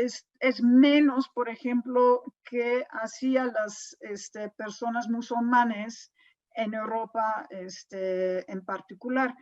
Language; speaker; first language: Spanish; non-native, fluent; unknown